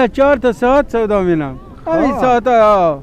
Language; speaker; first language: Persian; native; Persian